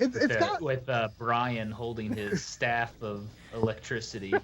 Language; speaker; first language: English; native; English